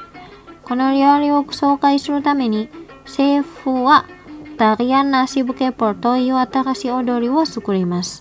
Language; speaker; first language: Japanese; non-native, fluent; Indonesian